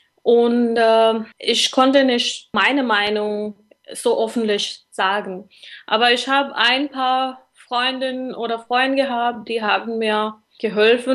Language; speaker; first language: German; non-native, learner; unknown